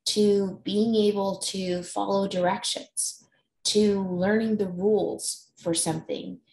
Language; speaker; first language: English; native; English